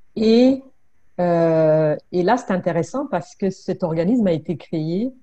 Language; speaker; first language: French; non-native, local second language; Kinyarwanda